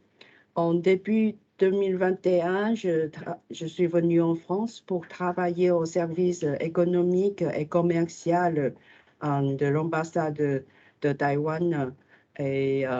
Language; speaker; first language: French; non-native, fluent; Chinese